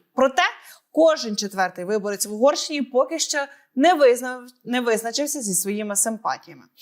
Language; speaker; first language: Ukrainian; native; Ukrainian